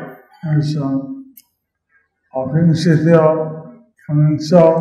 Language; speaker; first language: Spanish; non-native, learner; English